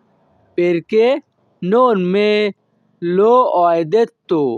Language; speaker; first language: Italian; non-native, fluent; Bangla